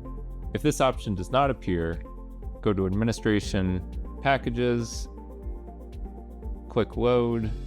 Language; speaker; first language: English; native; English